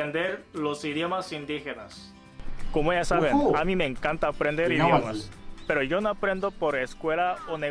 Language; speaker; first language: Spanish; non-native, fluent; Japanese